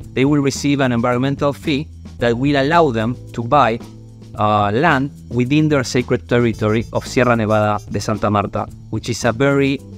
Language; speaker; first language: English; non-native, fluent; Spanish